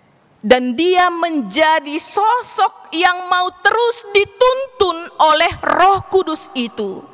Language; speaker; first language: Indonesian; native; Indonesian